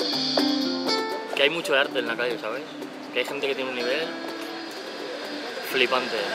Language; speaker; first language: Spanish; native; Spanish